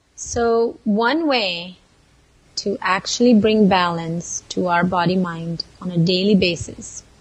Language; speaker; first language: English; non-native, local second language; Kannada